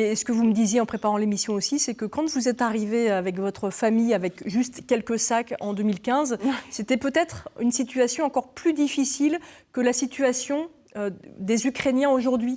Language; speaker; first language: French; native; French